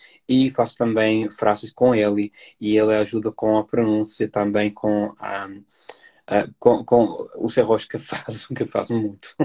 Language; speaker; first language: Portuguese; non-native, fluent; English